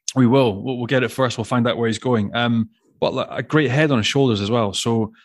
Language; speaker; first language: English; native; English